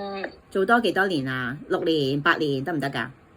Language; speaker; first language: Cantonese; native; Cantonese